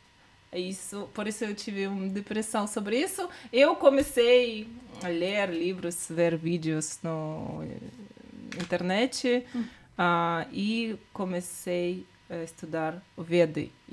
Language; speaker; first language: Portuguese; non-native, fluent; Russian